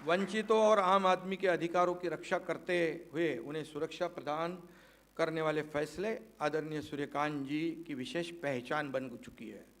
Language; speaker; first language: Hindi; non-native, local second language; Marathi